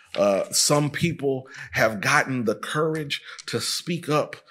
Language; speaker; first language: English; native; English